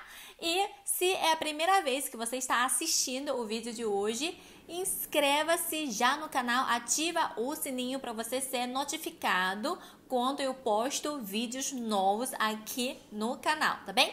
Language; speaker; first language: Portuguese; non-native, fluent; Chinese